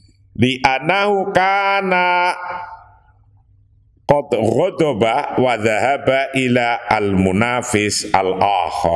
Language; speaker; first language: Arabic; non-native, fluent; Indonesian